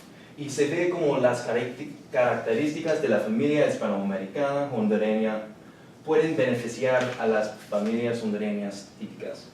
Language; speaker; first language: Spanish; non-native, learner; English